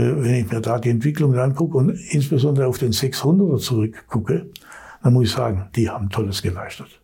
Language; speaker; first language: German; native; German